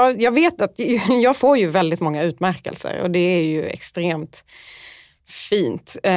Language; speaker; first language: Swedish; early bilingual, other home language; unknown